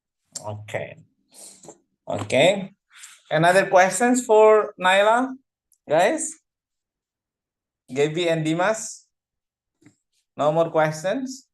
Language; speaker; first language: English; non-native, fluent; Indonesian